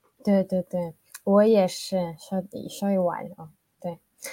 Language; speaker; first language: Chinese; native; Chinese